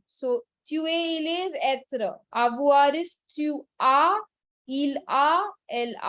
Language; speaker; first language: French; non-native, fluent; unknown